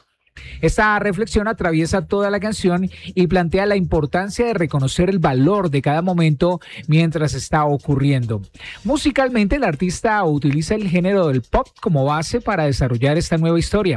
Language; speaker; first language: Spanish; native; Spanish